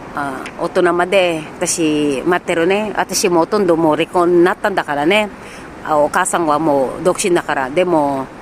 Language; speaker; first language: Japanese; non-native, learner; Filipino